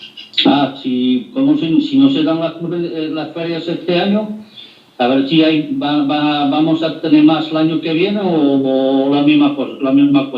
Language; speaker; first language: Spanish; non-native, fluent; French